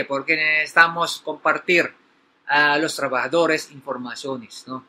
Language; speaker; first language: Spanish; non-native, learner; Filipino